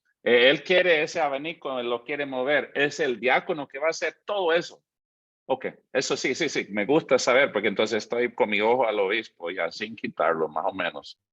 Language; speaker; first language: Spanish; non-native, fluent; English